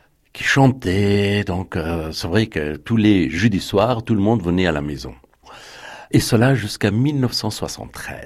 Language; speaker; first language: French; non-native, fluent; Persian